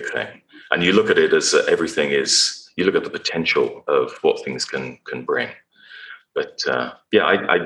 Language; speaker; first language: English; native; English